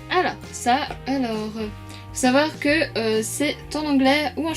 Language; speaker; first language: French; native; French